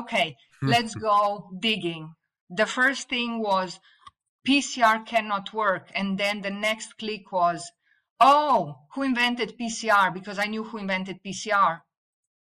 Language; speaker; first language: English; non-native, fluent; Slovenian